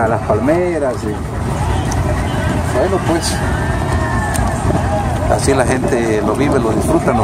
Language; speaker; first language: Spanish; native; Spanish